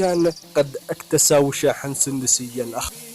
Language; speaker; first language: Arabic; native; Arabic